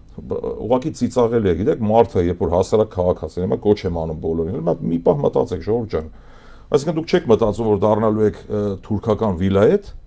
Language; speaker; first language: Armenian; native; Armenian